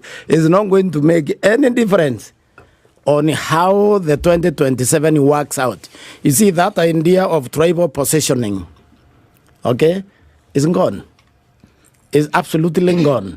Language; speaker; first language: English; non-native, local second language; Meru